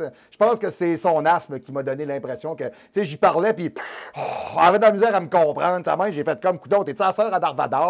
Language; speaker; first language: French; native; French